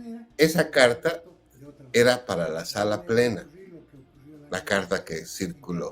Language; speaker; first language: Spanish; native; Spanish